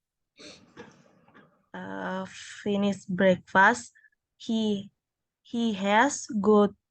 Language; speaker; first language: English; non-native, learner; Indonesian